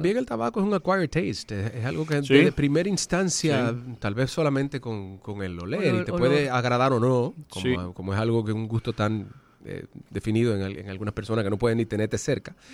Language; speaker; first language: Spanish; native; Spanish